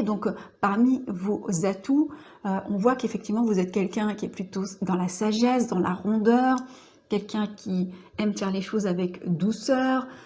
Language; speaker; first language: French; native; French